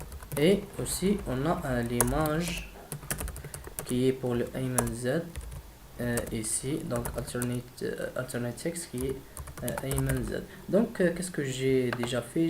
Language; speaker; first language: French; non-native, learner; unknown